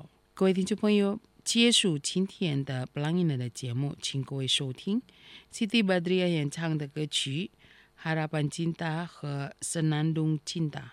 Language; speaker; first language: Chinese; non-native, fluent; Indonesian